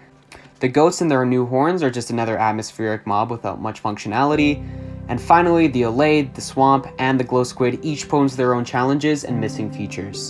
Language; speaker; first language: English; native; English